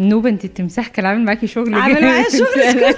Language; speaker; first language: Arabic; native; Arabic